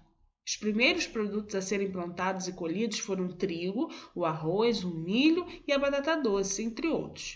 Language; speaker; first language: Portuguese; native; Portuguese